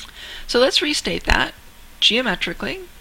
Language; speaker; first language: English; native; English